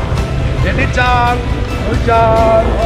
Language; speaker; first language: Japanese; non-native, learner; Indonesian